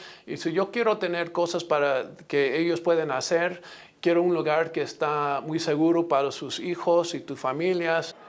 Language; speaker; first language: Spanish; non-native, learner; English